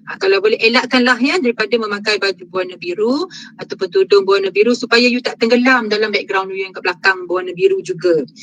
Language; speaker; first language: Malay; native; Malay